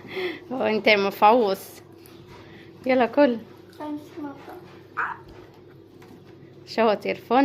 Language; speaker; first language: Arabic; native; Arabic